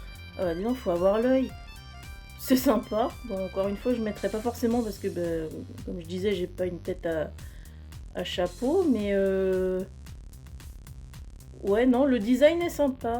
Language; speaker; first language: French; native; French